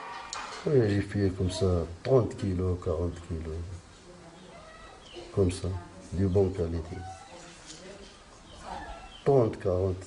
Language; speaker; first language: French; non-native, learner; Arabic